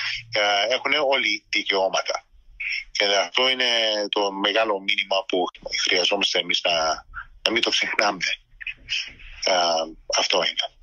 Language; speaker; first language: Greek; early bilingual, heritage; Greek